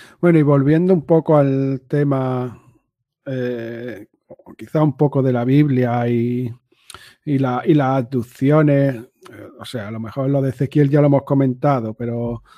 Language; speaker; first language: Spanish; native; Spanish